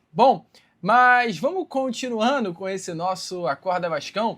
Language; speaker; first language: Portuguese; native; Portuguese